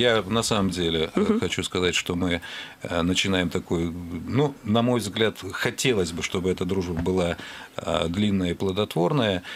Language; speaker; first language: Russian; native; Russian